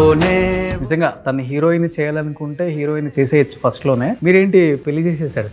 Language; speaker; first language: Telugu; native; Telugu